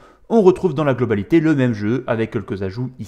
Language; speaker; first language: French; native; French